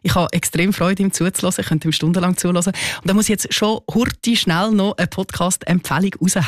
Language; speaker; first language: German; native; German